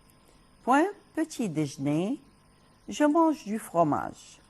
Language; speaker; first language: French; non-native, fluent; Arabic